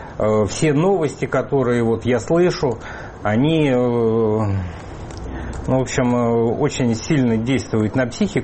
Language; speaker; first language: Russian; native; Russian